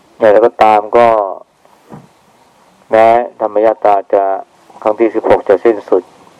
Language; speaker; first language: Thai; native; Thai